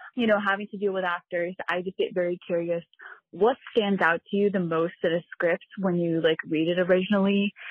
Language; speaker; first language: English; non-native, fluent; Portuguese